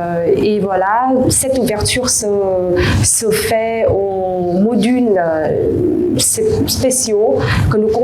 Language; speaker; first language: French; non-native, fluent; Vietnamese